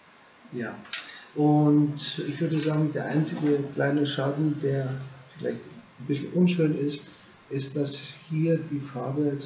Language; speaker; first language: German; non-native, fluent; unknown